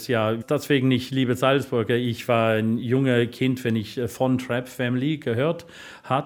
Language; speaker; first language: German; non-native, fluent; English